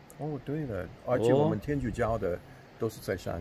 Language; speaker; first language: Chinese; non-native, fluent; English